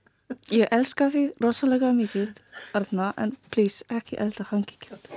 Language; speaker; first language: Icelandic; non-native, learner; Polish